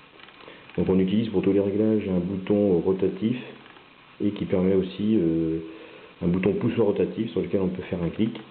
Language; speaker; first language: French; native; French